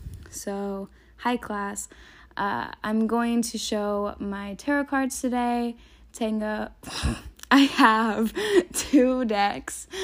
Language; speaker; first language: English; native; English